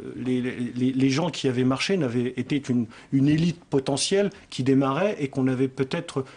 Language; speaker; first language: French; native; French